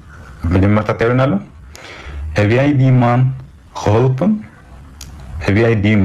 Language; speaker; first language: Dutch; non-native, fluent; Tigrinya